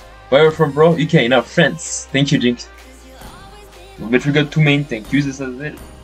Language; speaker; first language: English; non-native, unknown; French